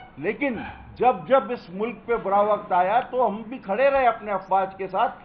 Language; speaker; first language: Urdu; non-native, local second language; Sindhi